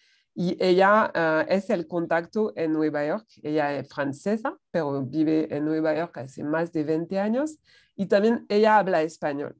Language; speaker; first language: Spanish; non-native, fluent; French